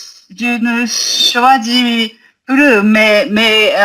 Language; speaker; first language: French; non-native, learner; Japanese